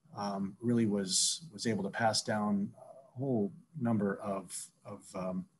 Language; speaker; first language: English; native; English